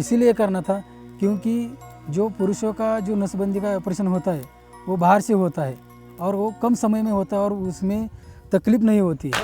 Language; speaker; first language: Hindi; non-native, local second language; Marathi